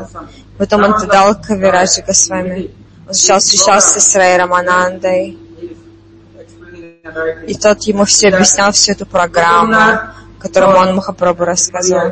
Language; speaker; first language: Russian; non-native, fluent; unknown